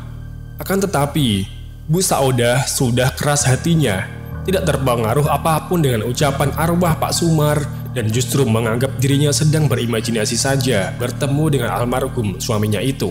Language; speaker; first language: Indonesian; native; Indonesian